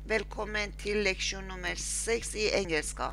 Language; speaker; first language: Norwegian; non-native, learner; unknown